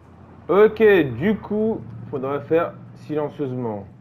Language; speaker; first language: French; native; French